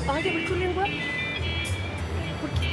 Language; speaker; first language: Spanish; native; Spanish